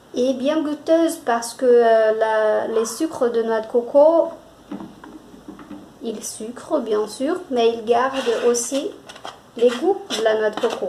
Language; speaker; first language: French; non-native, fluent; Portuguese